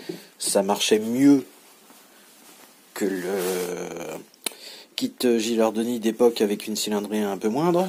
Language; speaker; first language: French; native; French